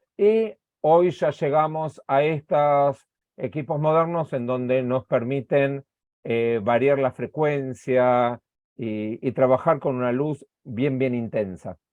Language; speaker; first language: Spanish; native; Spanish